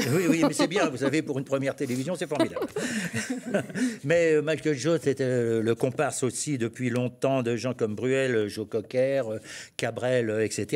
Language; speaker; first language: French; native; French